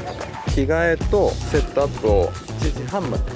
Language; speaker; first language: Japanese; native; Japanese